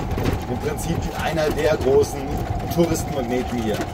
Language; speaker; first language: German; native; German